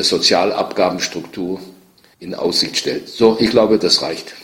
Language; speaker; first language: German; native; German